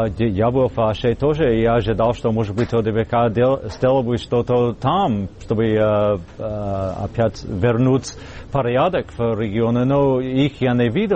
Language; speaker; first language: Russian; non-native, fluent; English